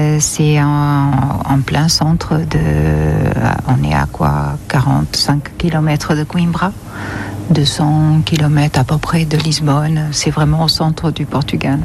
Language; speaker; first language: French; early bilingual, other home language; Portuguese